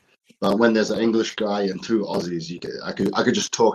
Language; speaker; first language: English; native; English